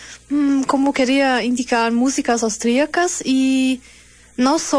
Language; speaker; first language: Portuguese; non-native, learner; German